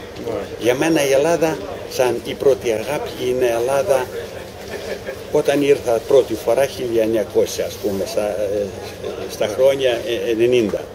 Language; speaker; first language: Greek; non-native, learner; Ukrainian